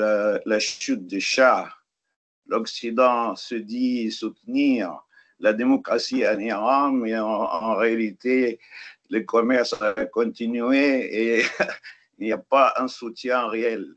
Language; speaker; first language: French; non-native, fluent; Arabic